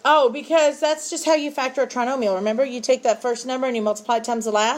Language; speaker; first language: English; native; English